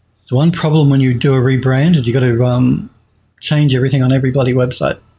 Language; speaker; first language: English; native; English